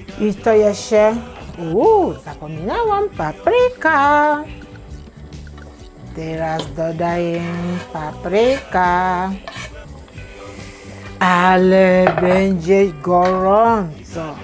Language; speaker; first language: Polish; non-native, learner; Igbo